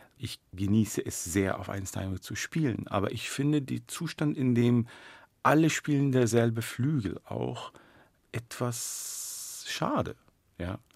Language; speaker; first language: German; non-native, fluent; Arabic